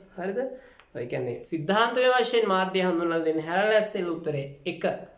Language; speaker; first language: Sinhala; native; Sinhala